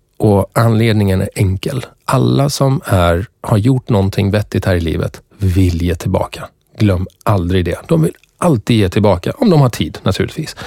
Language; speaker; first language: Swedish; early bilingual, other home language; Persian